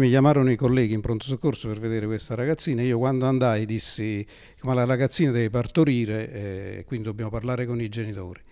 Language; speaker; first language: Italian; native; Italian